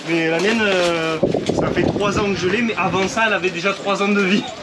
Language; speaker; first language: French; native; French